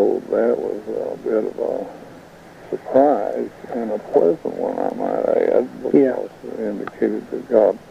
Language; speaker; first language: English; native; English